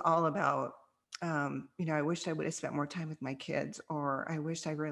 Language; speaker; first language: English; native; English